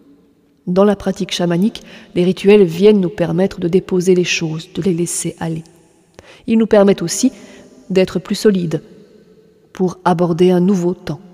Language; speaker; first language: French; native; French